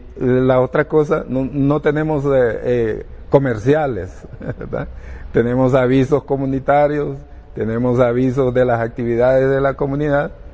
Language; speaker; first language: Spanish; non-native, local second language; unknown